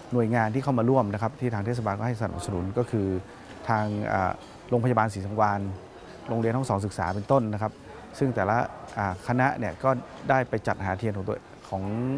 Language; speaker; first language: Thai; native; Thai